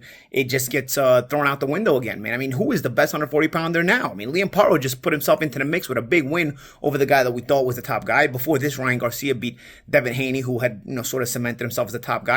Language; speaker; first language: English; native; English